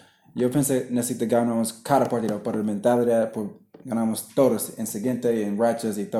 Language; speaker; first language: Spanish; non-native, learner; English